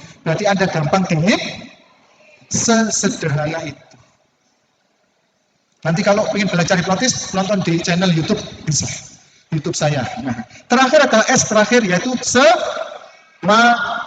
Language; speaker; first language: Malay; non-native, local second language; Javanese